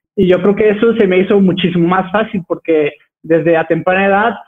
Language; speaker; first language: Spanish; native; Spanish